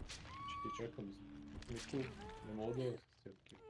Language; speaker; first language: Bulgarian; native; Bulgarian